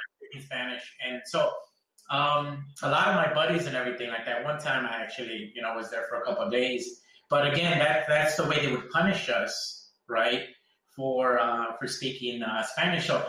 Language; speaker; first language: English; early bilingual, other home language; Spanish